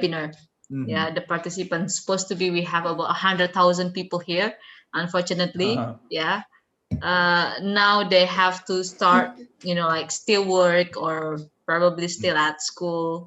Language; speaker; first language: English; non-native, fluent; Indonesian